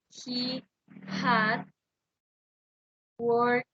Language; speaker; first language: English; non-native, learner; Spanish